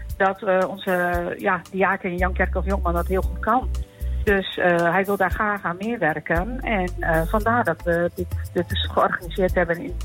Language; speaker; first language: Dutch; native; Dutch